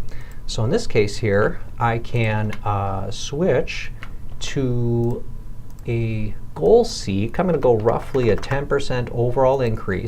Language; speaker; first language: English; native; English